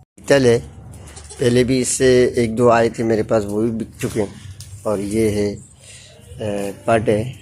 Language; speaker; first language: Urdu; native; Urdu